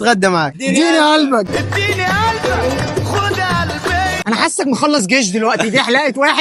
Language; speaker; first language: Arabic; native; Arabic